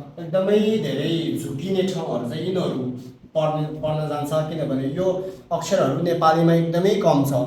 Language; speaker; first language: Nepali; non-native, local second language; Tibetan